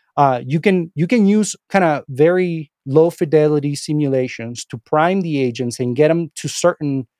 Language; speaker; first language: English; non-native, fluent; Spanish